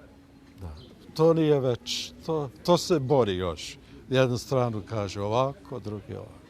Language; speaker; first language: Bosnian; early bilingual, heritage; Bosnian